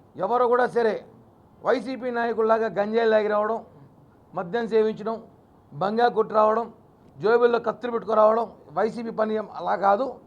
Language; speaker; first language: Telugu; native; Telugu